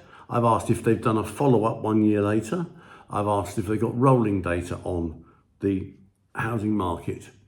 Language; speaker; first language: English; native; English